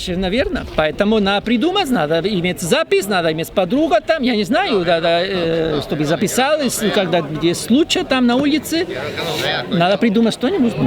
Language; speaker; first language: Russian; non-native, fluent; Spanish